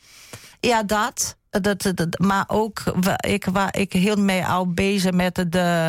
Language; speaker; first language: Dutch; non-native, fluent; Portuguese